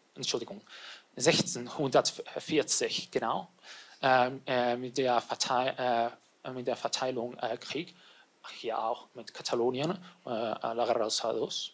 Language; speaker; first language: German; non-native, learner; Catalan